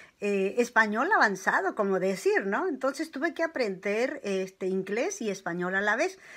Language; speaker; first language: Spanish; non-native, local second language; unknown